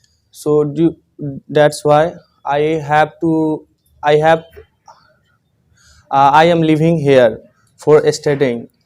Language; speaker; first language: English; non-native, learner; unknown